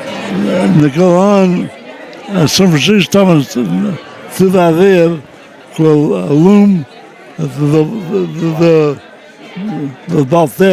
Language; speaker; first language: Portuguese; early bilingual, heritage; Portuguese